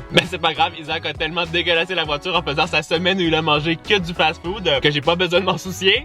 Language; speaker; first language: French; native; French